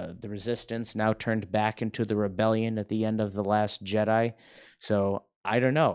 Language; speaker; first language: English; native; English